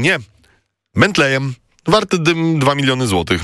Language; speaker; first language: Polish; native; Polish